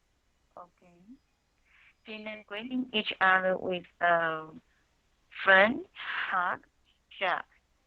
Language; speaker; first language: English; non-native, learner; Chinese